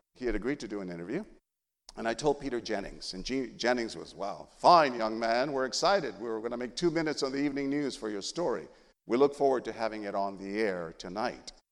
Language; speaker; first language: English; early bilingual, other home language; Spanish